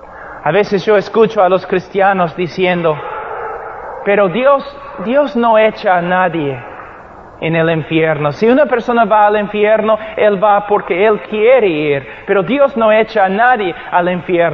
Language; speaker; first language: Spanish; non-native, fluent; English